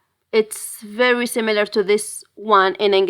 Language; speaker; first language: English; non-native, fluent; French